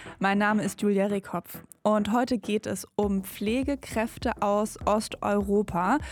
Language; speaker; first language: German; native; German